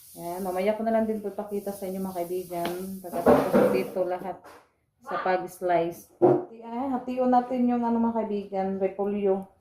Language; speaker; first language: Filipino; non-native, local second language; Cebuano